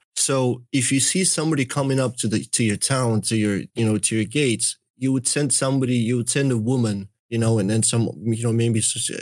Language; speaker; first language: English; early bilingual, other home language; Russian